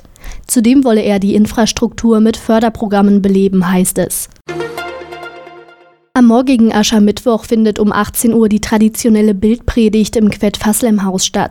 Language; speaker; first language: German; native; German